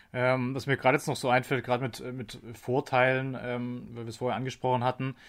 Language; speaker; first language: German; native; German